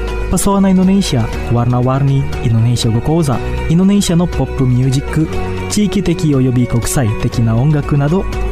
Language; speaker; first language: Japanese; non-native, fluent; Indonesian